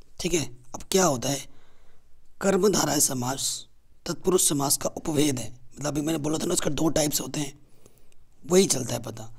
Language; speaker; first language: Hindi; native; Hindi